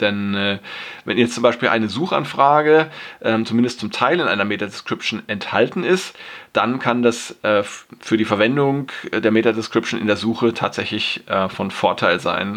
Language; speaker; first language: German; native; German